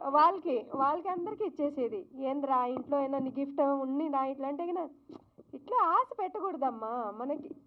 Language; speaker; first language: Telugu; non-native, local second language; Lambadi